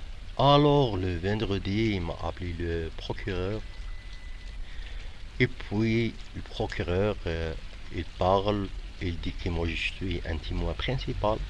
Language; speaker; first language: French; non-native, fluent; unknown